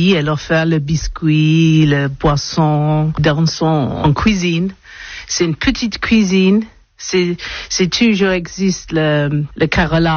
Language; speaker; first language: French; non-native, learner; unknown